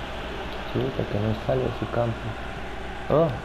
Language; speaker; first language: Spanish; native; Spanish